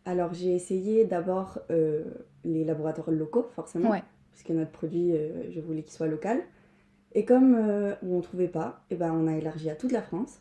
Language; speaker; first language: French; non-native, fluent; Spanish